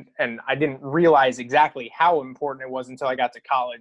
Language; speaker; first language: English; native; English